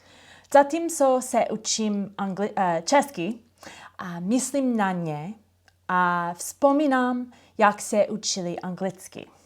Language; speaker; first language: Czech; non-native, fluent; English